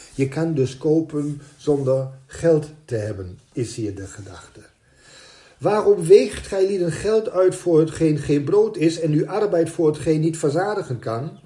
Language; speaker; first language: Dutch; non-native, fluent; German